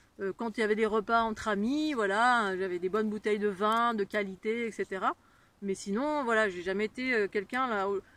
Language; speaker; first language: French; native; French